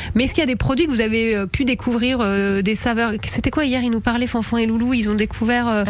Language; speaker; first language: French; native; French